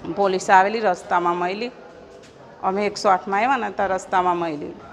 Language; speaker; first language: Gujarati; non-native, local second language; Rathawi